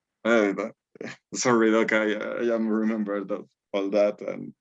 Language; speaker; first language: English; non-native, learner; Spanish